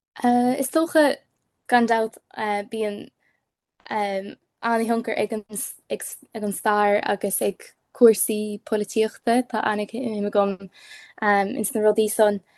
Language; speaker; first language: Irish; native; Irish